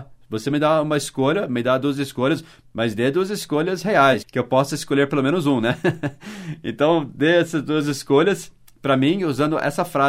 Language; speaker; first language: Portuguese; non-native, fluent; English